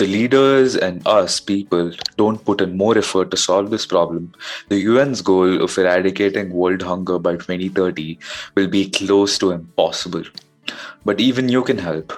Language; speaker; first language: English; non-native, local second language; Hindi